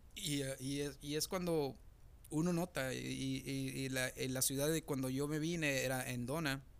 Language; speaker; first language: Spanish; native; Spanish